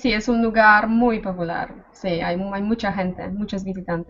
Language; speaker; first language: Spanish; non-native, fluent; Polish